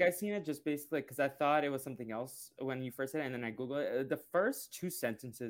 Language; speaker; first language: English; early bilingual, other home language; Portuguese